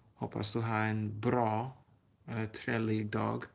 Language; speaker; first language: Swedish; non-native, learner; English